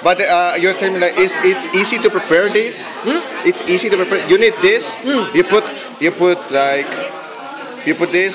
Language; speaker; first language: English; non-native, fluent; Spanish